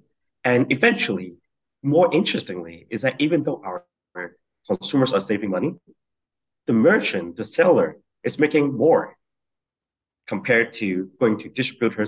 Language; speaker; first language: English; non-native, local second language; Cantonese